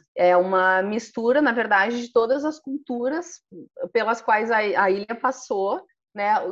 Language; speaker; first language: Portuguese; native; Portuguese